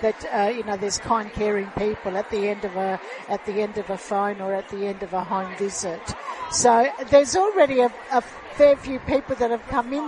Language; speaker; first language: English; early bilingual, other home language; Italian